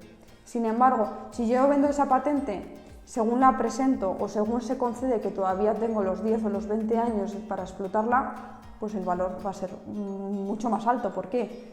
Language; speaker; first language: Spanish; native; Spanish